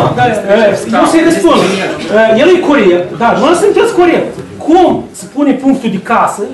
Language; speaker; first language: Romanian; native; Romanian